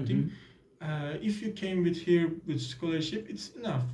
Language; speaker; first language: English; non-native, learner; Turkish